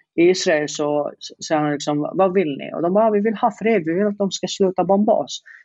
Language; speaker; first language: Swedish; non-native, fluent; Arabic